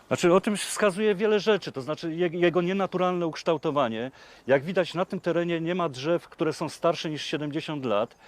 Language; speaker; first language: Polish; native; Polish